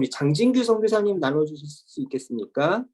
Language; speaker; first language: Korean; native; Korean